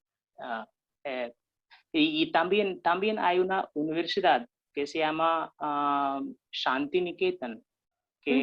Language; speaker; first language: Spanish; non-native, fluent; Hindi